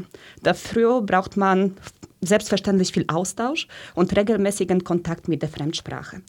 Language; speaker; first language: German; early bilingual, other home language; Polish